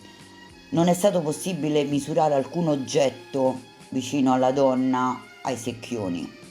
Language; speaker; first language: Italian; native; Italian